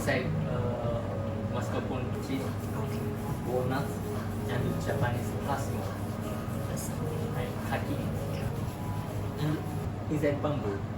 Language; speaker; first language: English; non-native, learner; Japanese